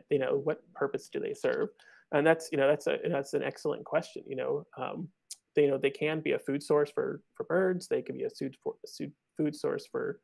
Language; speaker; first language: English; native; English